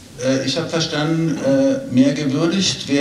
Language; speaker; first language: German; native; German